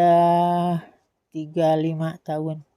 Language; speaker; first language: Indonesian; non-native, local second language; Sundanese